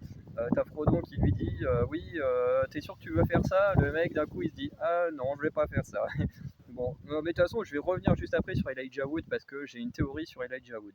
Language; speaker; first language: French; native; French